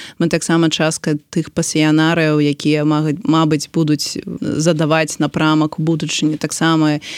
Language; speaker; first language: Belarusian; non-native, local second language; Russian